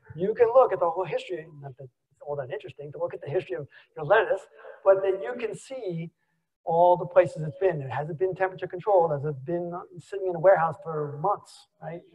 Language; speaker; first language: English; native; English